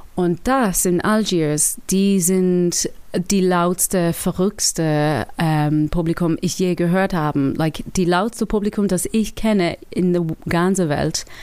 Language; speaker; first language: German; non-native, learner; English